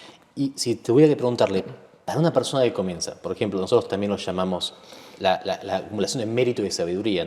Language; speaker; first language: Spanish; native; Spanish